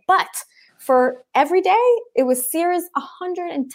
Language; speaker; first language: English; native; English